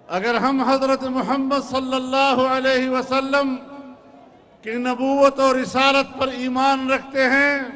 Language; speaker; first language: Urdu; non-native, local second language; Pashto